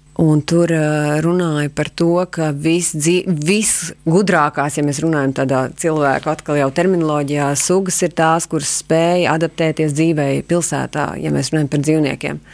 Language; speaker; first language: Latvian; native; Latvian